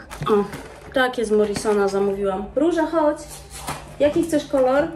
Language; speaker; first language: Polish; native; Polish